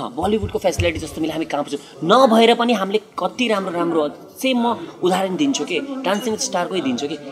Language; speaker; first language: Nepali; non-native, local second language; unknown